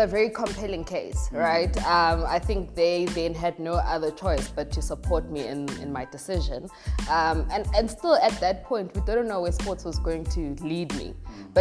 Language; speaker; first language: English; non-native, local second language; Zulu